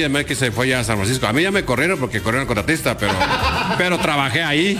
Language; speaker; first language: Spanish; native; Spanish